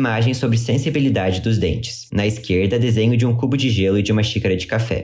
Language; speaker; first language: Portuguese; native; Portuguese